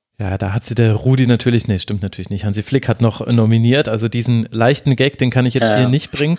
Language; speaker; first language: German; native; German